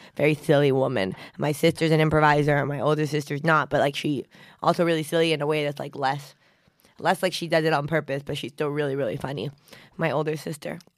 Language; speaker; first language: English; native; English